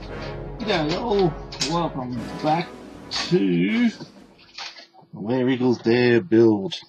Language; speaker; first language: English; native; English